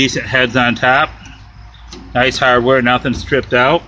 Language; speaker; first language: English; native; English